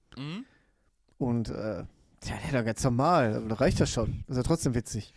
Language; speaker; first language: German; native; German